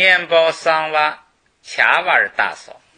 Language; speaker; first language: Chinese; native; Chinese